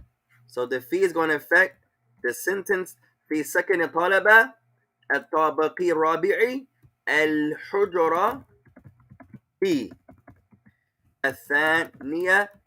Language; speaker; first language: Arabic; non-native, fluent; English